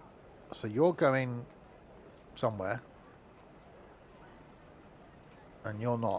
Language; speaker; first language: English; native; English